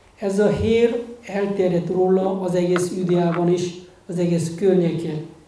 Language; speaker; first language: Hungarian; non-native, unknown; Korean